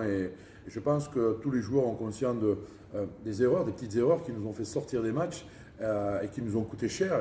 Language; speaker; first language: French; native; French